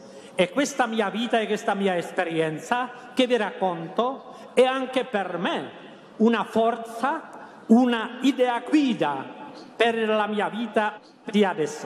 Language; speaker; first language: Italian; non-native, fluent; Czech